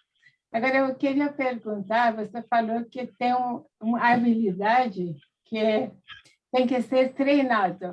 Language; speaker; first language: Portuguese; non-native, fluent; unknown